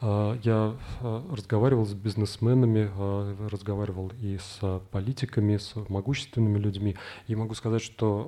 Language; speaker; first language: Russian; native; Russian